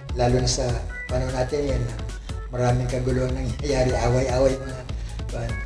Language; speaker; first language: Filipino; native; Filipino